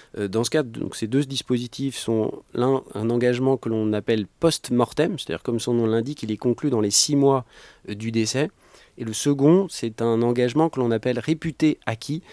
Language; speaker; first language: French; native; French